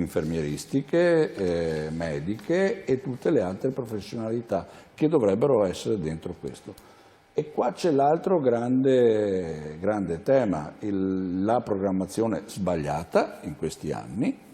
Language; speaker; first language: Italian; native; Italian